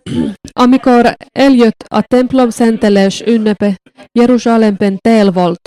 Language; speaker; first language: Hungarian; non-native, learner; Finnish